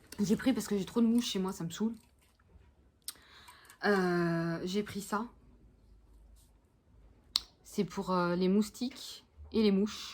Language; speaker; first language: French; native; French